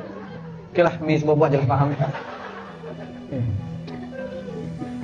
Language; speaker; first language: Malay; native; Malay